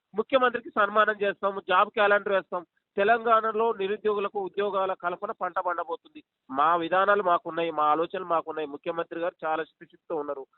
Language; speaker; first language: Telugu; native; Telugu